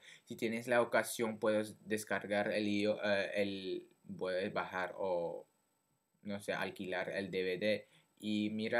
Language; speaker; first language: Spanish; non-native, fluent; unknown